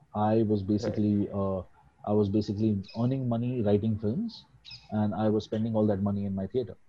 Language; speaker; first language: English; non-native, local second language; Hindi